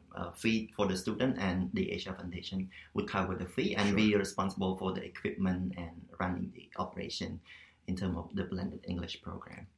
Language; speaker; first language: English; non-native, fluent; Khmer